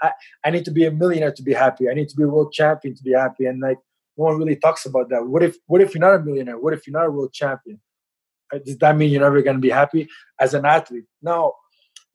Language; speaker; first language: English; native; English